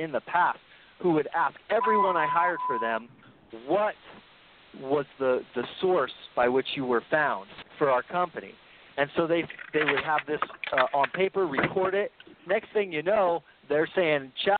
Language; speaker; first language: English; native; English